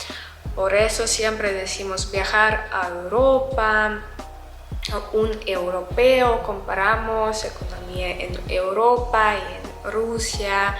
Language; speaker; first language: Spanish; non-native, fluent; Russian